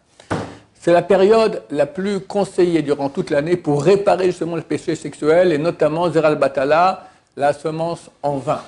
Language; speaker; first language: French; native; French